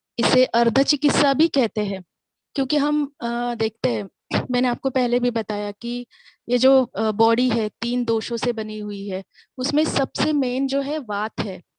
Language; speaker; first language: Hindi; non-native, local second language; Marathi